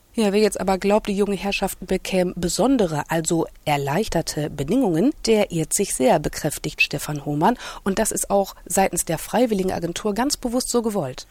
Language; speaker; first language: German; native; German